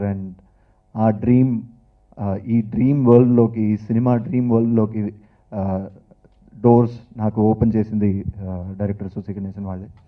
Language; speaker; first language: Telugu; non-native, learner; Tamil